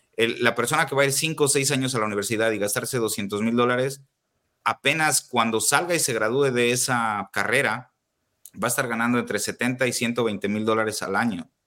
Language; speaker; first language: Spanish; native; Spanish